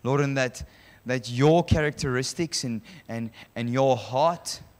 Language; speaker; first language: English; non-native, local second language; Afrikaans